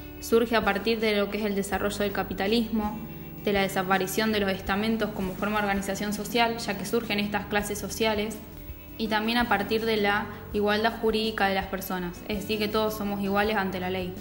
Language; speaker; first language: Spanish; native; Spanish